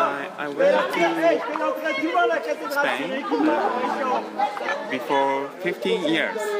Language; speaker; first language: English; non-native, learner; Japanese